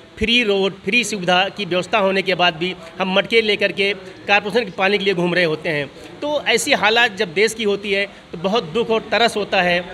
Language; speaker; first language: Hindi; native; Hindi